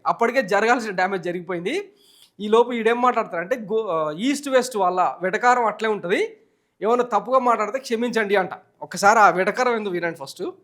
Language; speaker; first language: Telugu; native; Telugu